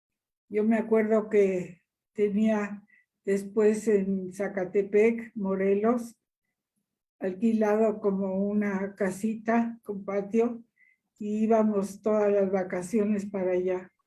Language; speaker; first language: Spanish; early bilingual, other home language; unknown